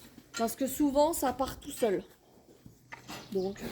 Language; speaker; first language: French; native; French